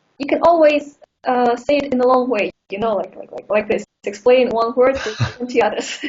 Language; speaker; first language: English; non-native, fluent; Russian